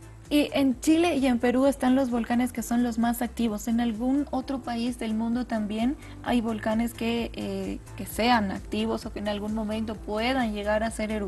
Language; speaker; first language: Spanish; native; Spanish